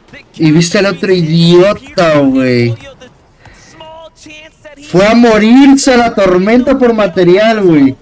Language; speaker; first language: Spanish; native; Spanish